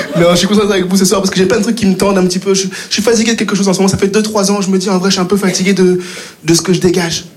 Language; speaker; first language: French; native; French